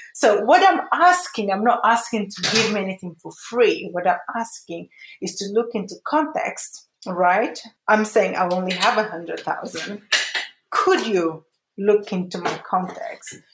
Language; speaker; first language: English; early bilingual, other home language; Portuguese